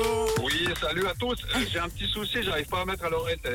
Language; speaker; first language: French; native; French